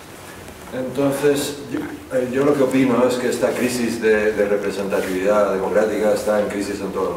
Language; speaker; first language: Portuguese; non-native, learner; Spanish